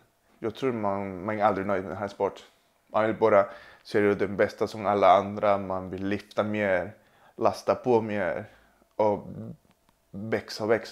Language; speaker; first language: Swedish; non-native, fluent; Spanish